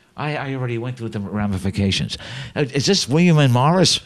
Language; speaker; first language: English; native; English